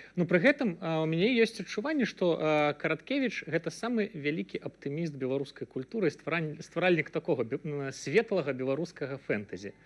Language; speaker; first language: Belarusian; native; Belarusian